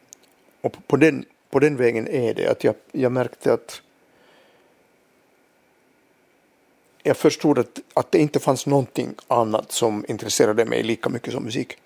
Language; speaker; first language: Swedish; non-native, local second language; Finnish